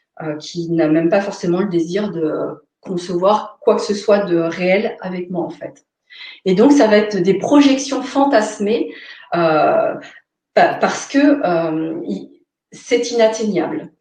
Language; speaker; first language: French; native; French